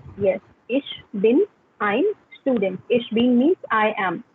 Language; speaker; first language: German; non-native, learner; Hindi